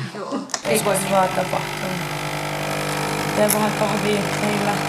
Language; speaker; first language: Finnish; non-native, fluent; Arabic